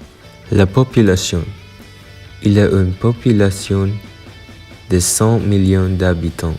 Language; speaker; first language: French; non-native, learner; Filipino